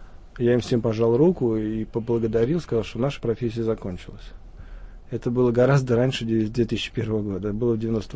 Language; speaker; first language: Russian; native; Russian